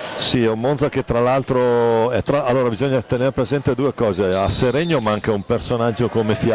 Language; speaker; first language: Italian; native; Italian